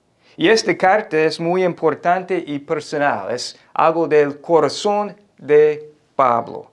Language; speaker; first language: Spanish; non-native, fluent; English